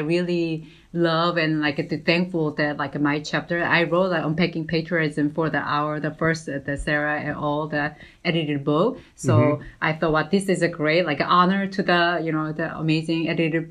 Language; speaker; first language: English; non-native, fluent; Korean